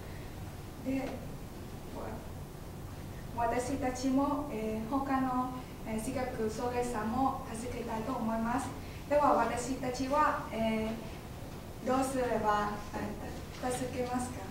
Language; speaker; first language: Japanese; non-native, learner; Vietnamese